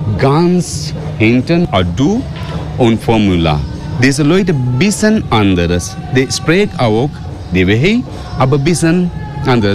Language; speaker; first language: German; non-native, learner; Sinhala